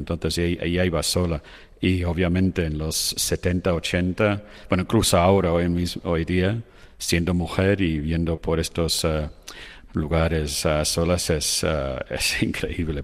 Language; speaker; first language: Spanish; non-native, fluent; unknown